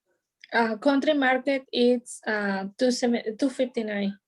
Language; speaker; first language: English; non-native, learner; Spanish